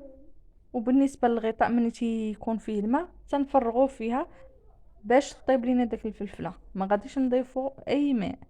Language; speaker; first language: Arabic; native; Arabic